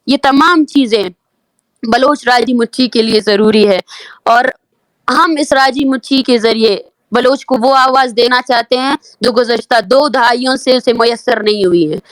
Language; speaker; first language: Urdu; non-native, local second language; Baluchi